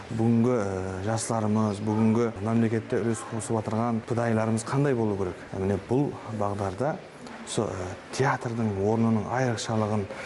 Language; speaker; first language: Uzbek; non-native, local second language; Kara-Kalpak